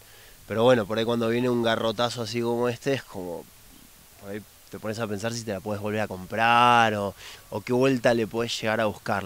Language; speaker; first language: Spanish; native; Spanish